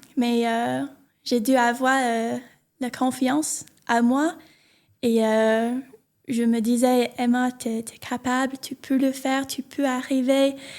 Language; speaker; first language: French; non-native, learner; English